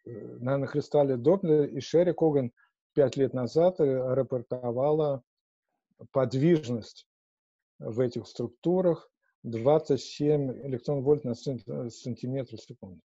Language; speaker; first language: Russian; native; Russian